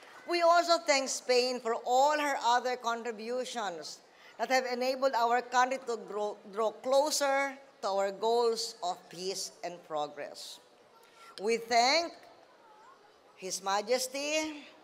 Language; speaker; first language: English; non-native, local second language; Filipino